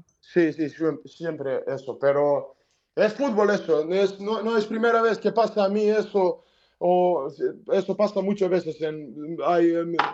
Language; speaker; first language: Spanish; non-native, learner; Serbian